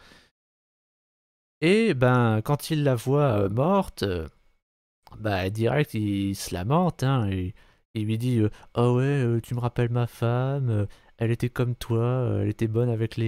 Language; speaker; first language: French; native; French